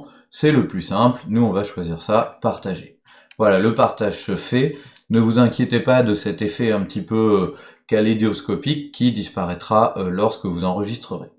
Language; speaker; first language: French; native; French